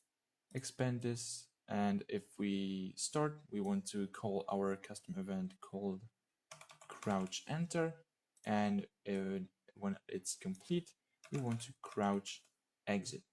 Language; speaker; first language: English; non-native, fluent; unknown